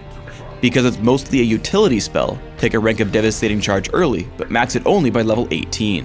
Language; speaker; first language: English; native; English